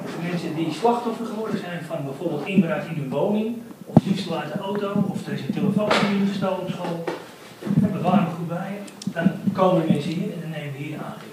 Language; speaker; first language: Dutch; native; Dutch